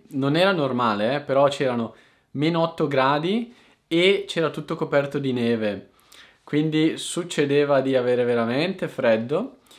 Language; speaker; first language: Italian; native; Italian